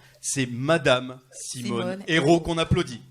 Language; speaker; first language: French; native; French